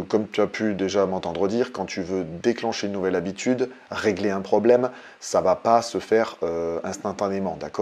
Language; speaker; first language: French; native; French